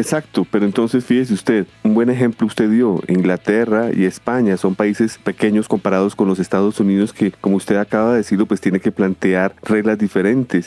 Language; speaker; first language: Spanish; native; Spanish